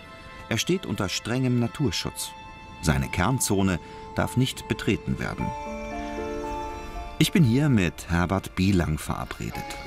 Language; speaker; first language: German; native; German